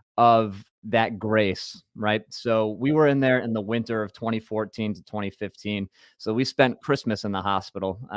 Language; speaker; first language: English; native; English